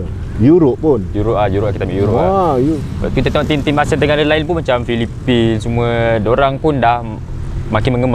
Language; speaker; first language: Malay; native; Malay